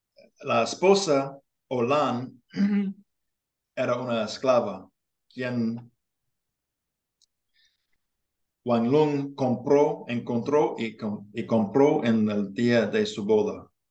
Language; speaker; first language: Spanish; non-native, learner; English